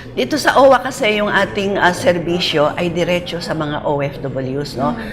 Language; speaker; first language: Filipino; non-native, local second language; Pampanga